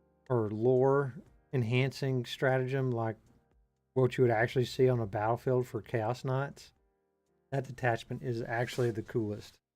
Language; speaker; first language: English; native; English